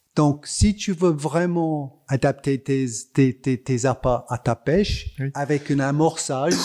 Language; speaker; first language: French; non-native, fluent; English